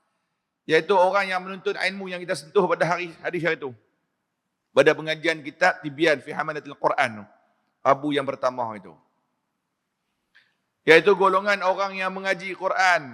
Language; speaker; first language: Malay; native; Malay